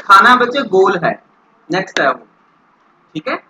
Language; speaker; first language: Hindi; non-native, local second language; Punjabi